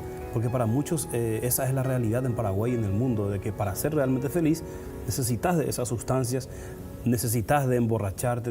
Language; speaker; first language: Spanish; native; Spanish